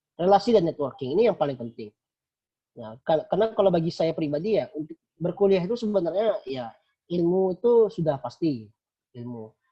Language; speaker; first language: Indonesian; non-native, local second language; Minangkabau